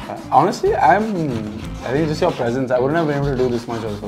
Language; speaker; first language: English; non-native, local second language; Hindi